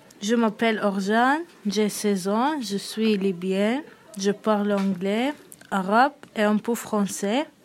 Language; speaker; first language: French; non-native, learner; Arabic